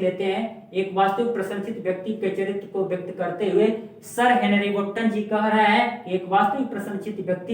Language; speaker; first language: Hindi; native; Hindi